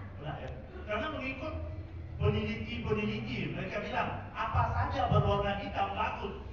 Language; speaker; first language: Indonesian; non-native, fluent; Tamil